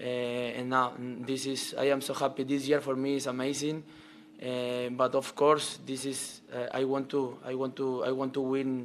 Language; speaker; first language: English; non-native, learner; Spanish